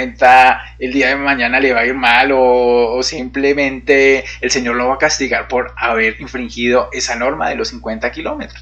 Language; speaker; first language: Spanish; native; Spanish